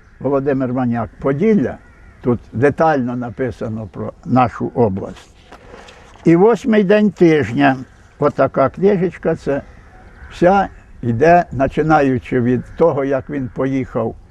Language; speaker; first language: Ukrainian; native; Ukrainian